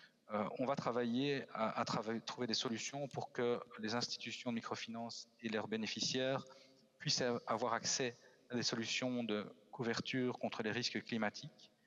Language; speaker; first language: French; native; French